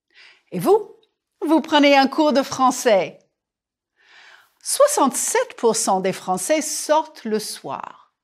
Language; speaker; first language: French; non-native, fluent; English